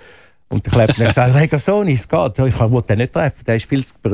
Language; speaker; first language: German; native; German